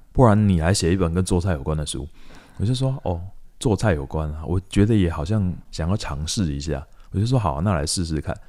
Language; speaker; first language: Chinese; native; Chinese